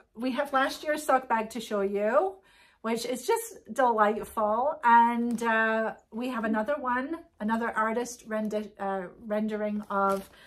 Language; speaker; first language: English; native; English